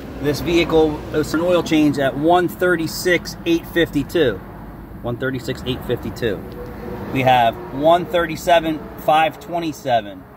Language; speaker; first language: English; native; English